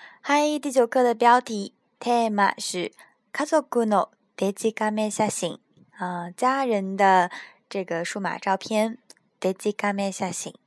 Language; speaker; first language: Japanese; non-native, fluent; Chinese